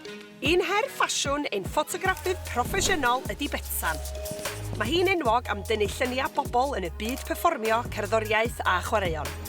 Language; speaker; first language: Welsh; native; Welsh